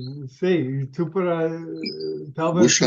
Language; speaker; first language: Spanish; non-native, learner; English